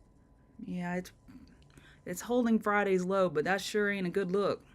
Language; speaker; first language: English; native; English